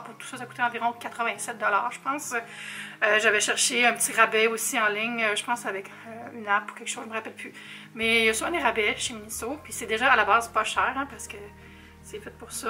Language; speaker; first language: French; native; French